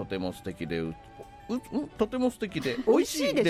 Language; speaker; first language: Japanese; native; Japanese